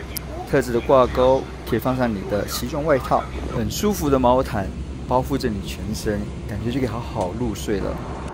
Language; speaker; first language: Chinese; native; Chinese